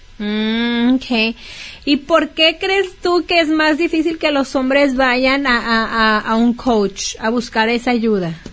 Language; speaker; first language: Spanish; native; Spanish